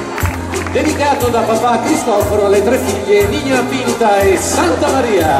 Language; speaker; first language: Italian; native; Italian